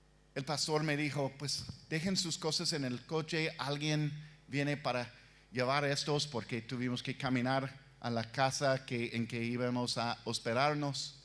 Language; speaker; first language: Spanish; non-native, fluent; English